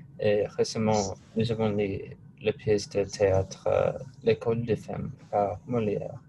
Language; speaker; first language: French; non-native, learner; English